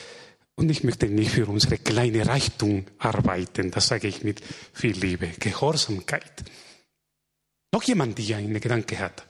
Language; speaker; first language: German; non-native, fluent; Spanish